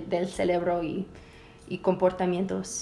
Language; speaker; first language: Spanish; early bilingual, heritage; Spanish